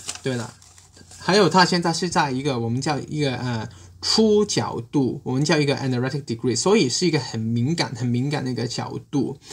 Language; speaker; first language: Chinese; non-native, local second language; Cantonese